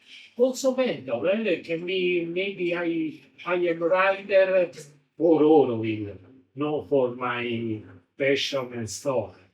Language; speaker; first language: English; non-native, learner; Italian